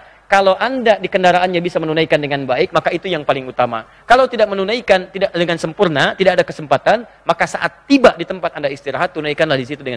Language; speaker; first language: Indonesian; native; Indonesian